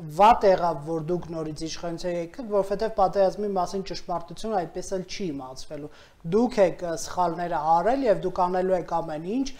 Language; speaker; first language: Armenian; native; Armenian